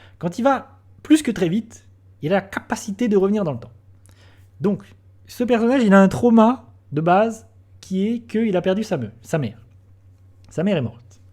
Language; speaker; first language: French; native; French